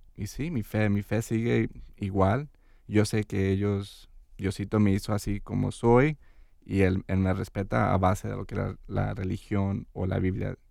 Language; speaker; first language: Spanish; early bilingual, heritage; Spanish